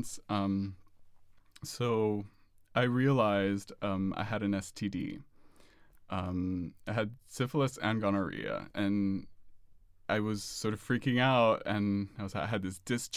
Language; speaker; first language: English; non-native, fluent; Spanish